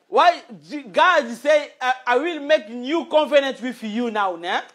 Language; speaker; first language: English; non-native, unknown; Lingala